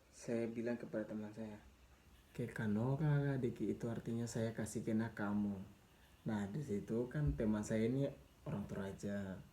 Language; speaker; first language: Indonesian; non-native, local second language; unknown